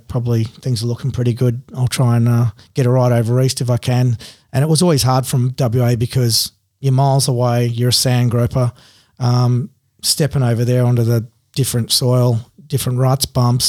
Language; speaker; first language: English; native; English